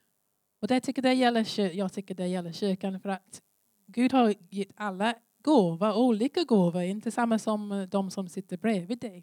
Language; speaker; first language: Swedish; non-native, learner; English